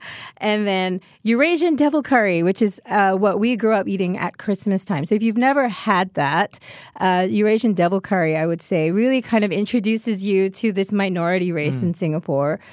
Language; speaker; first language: English; native; English